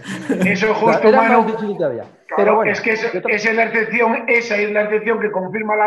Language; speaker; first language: Spanish; native; Spanish